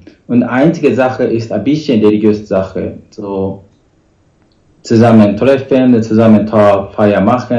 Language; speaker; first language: German; non-native, learner; Japanese